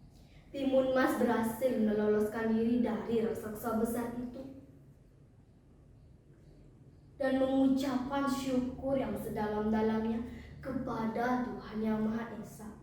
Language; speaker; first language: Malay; non-native, local second language; Balinese